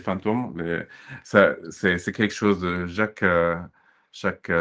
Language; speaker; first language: French; non-native, fluent; German